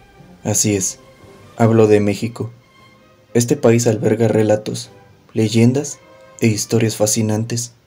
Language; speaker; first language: Spanish; native; Spanish